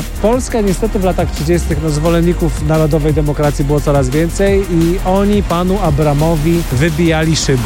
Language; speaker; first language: Polish; native; Polish